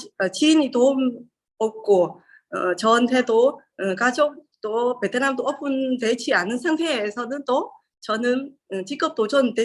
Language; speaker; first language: Korean; non-native, learner; Vietnamese